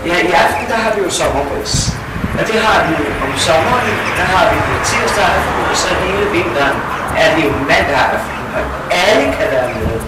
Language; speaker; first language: Danish; native; Danish